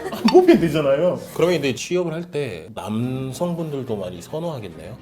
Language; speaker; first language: Korean; non-native, fluent; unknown